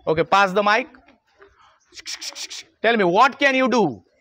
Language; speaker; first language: English; non-native, local second language; Marathi